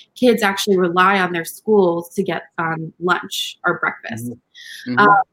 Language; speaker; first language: Spanish; early bilingual, heritage; Spanish